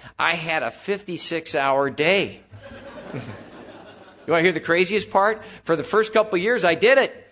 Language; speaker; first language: English; native; English